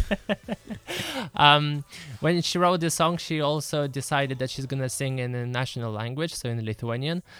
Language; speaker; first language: English; early bilingual, other home language; Lithuanian